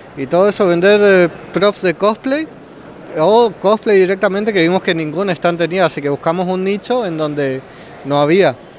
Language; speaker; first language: Spanish; native; Spanish